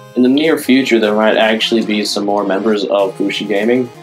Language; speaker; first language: English; native; English